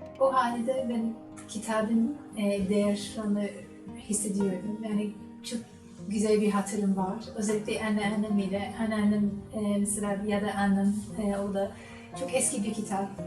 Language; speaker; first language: Turkish; non-native, learner; English